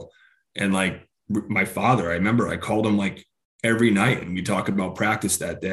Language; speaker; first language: English; native; English